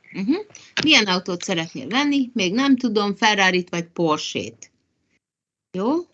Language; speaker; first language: Hungarian; non-native, fluent; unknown